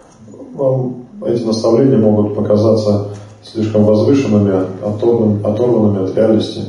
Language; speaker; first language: Russian; native; Russian